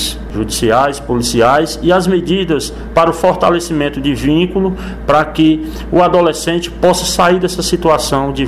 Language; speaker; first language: Portuguese; native; Portuguese